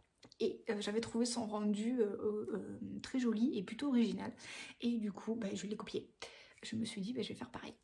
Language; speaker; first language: French; native; French